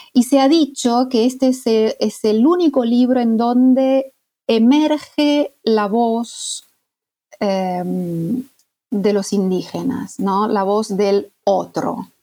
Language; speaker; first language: Spanish; non-native, fluent; Italian